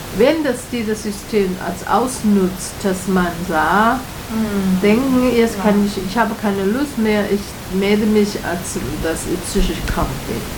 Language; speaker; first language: German; non-native, learner; Chinese